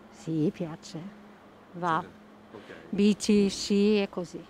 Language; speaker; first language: Italian; non-native, learner; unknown